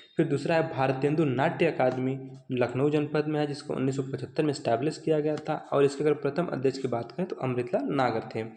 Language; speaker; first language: Hindi; native; Hindi